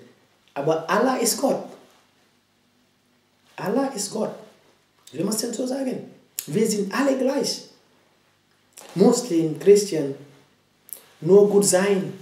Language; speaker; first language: German; non-native, learner; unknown